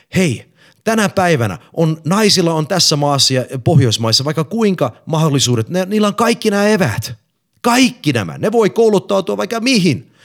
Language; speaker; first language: Finnish; early bilingual, heritage; English